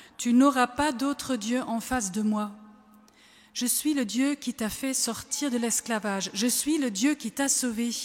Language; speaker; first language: French; non-native, fluent; German